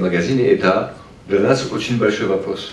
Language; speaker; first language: Russian; non-native, fluent; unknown